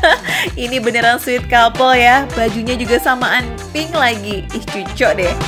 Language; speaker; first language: Indonesian; native; Indonesian